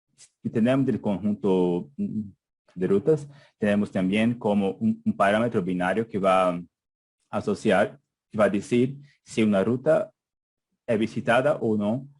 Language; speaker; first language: Spanish; non-native, fluent; Portuguese